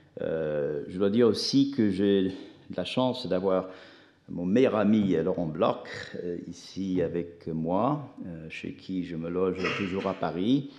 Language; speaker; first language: French; non-native, fluent; English